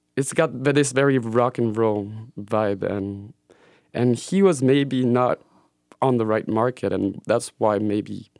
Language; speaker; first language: English; non-native, fluent; French